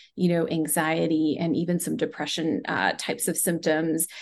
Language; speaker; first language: English; non-native, local second language; Hindi